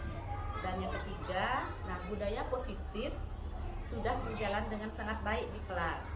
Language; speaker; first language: Indonesian; native; Indonesian